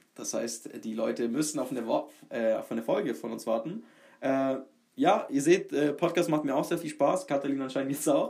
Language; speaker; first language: German; native; German